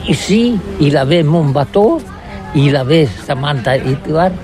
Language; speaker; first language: French; non-native, learner; Catalan